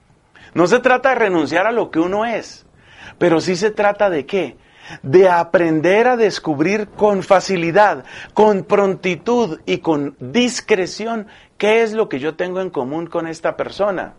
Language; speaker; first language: Spanish; native; Spanish